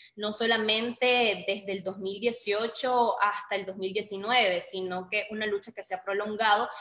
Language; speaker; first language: Spanish; native; Spanish